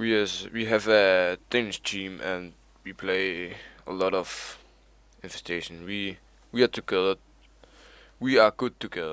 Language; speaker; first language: English; non-native, learner; Danish